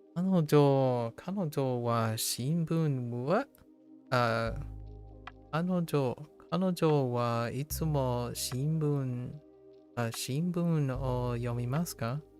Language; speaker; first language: Japanese; non-native, learner; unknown